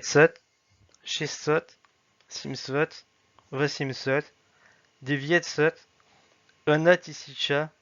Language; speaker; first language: Russian; non-native, fluent; French